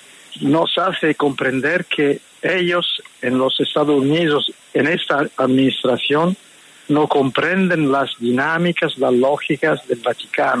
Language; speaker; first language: Spanish; non-native, fluent; Italian